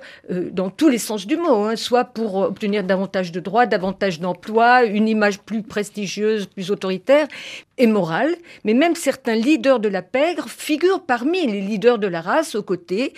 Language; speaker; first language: French; native; French